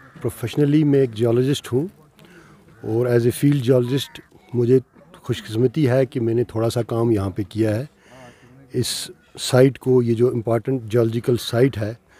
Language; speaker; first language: Urdu; non-native, local second language; Kashmiri